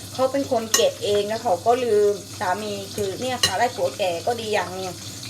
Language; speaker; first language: Thai; native; Thai